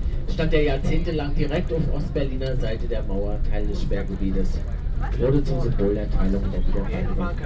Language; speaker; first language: German; native; German